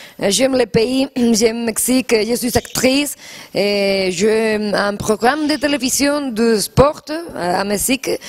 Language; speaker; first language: French; non-native, learner; Spanish